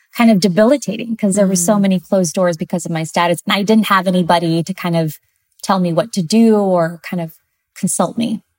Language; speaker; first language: English; early bilingual, other home language; Spanish